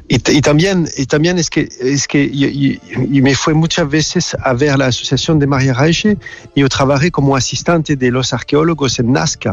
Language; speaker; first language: Spanish; non-native, learner; French